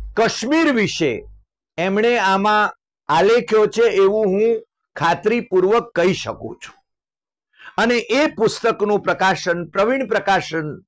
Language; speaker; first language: Gujarati; native; Gujarati